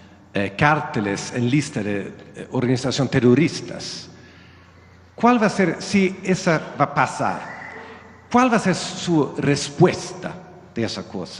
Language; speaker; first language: Spanish; non-native, learner; Swedish